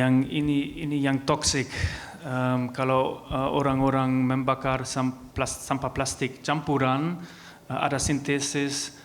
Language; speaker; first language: Indonesian; non-native, learner; German